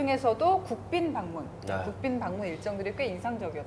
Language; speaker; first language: Korean; native; Korean